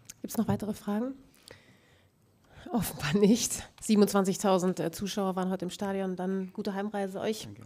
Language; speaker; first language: German; native; German